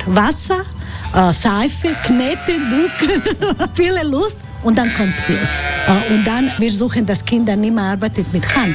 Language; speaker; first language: German; non-native, learner; Croatian